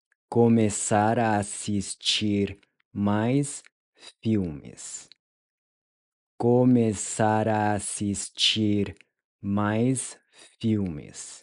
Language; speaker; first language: Portuguese; non-native, fluent; English